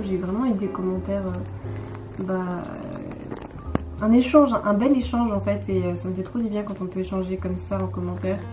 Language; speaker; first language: French; native; French